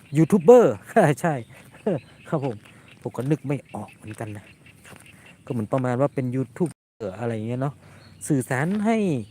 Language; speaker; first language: Thai; native; Thai